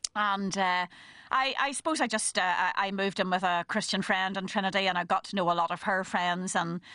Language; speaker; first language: English; native; English